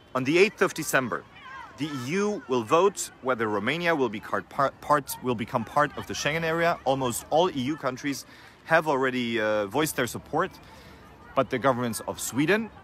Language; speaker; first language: English; non-native, fluent; German